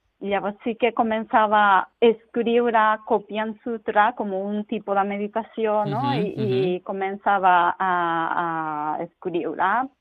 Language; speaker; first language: Catalan; non-native, learner; Japanese